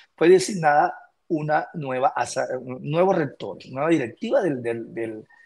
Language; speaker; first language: Spanish; native; Spanish